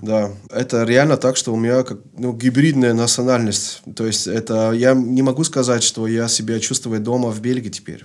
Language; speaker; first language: Russian; non-native, fluent; Dutch